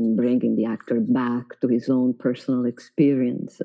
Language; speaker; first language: English; non-native, fluent; Italian